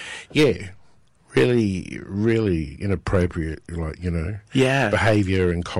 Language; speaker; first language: English; native; English